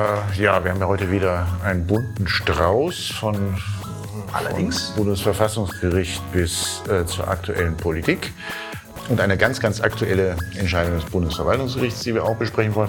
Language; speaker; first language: German; native; German